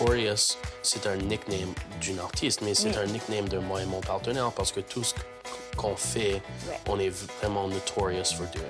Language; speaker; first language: French; non-native, local second language; English